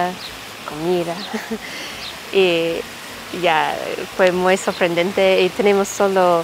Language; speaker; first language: Spanish; non-native, learner; English